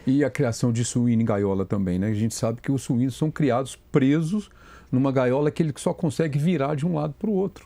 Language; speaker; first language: Portuguese; native; Portuguese